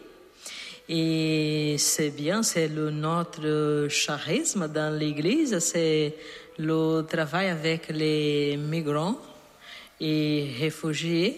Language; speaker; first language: French; non-native, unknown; Portuguese